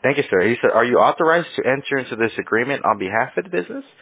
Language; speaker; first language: English; early bilingual, other home language; Spanish